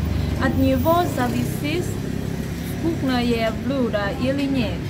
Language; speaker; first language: Russian; non-native, learner; Vietnamese